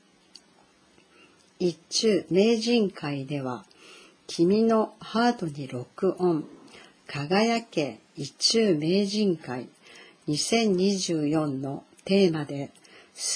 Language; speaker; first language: Japanese; native; Japanese